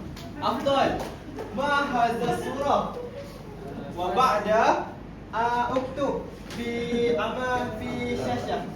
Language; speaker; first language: Arabic; non-native, learner; Malay